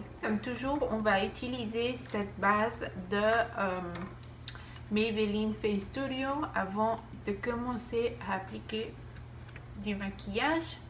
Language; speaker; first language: French; non-native, fluent; Spanish